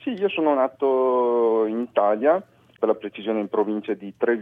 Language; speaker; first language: Italian; early bilingual, other home language; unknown